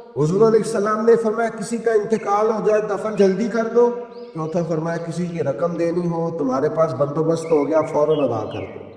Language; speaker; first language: Urdu; non-native, local second language; Punjabi